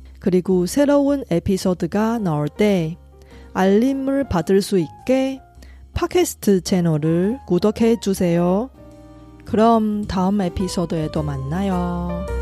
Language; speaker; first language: Korean; non-native, fluent; Chinese